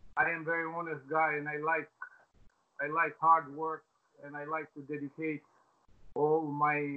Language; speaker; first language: English; non-native, fluent; Albanian